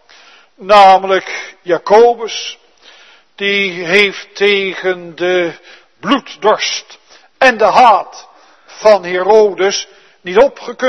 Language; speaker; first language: Dutch; native; Dutch